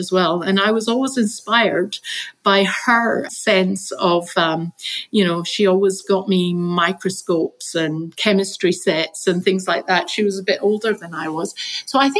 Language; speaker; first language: English; native; English